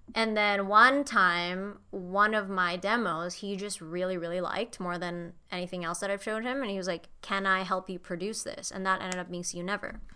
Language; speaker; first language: English; non-native, fluent; Indonesian